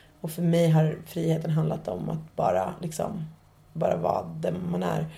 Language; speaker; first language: Swedish; native; Swedish